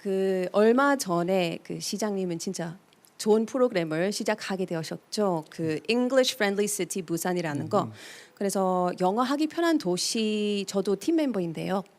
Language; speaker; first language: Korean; non-native, fluent; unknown